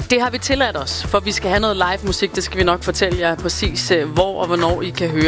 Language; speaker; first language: Danish; native; Danish